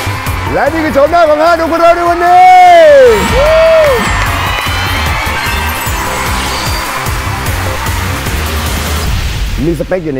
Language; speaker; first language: Thai; native; Thai